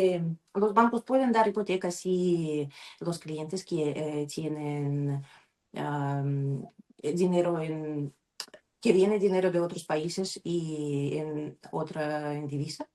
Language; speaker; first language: Spanish; non-native, learner; Russian